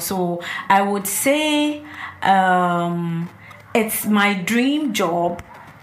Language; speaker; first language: English; non-native, local second language; Ewe